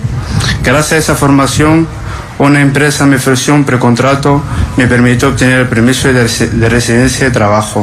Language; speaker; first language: Spanish; non-native, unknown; Arabic